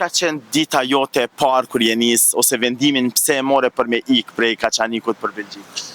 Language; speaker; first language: Albanian; native; Albanian